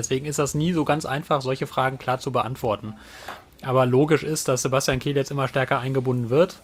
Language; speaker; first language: German; native; German